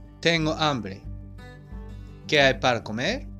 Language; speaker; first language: Spanish; non-native, fluent; Japanese